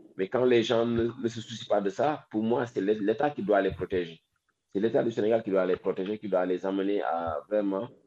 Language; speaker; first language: French; non-native, local second language; Wolof